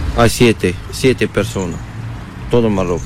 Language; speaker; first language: Spanish; non-native, learner; Arabic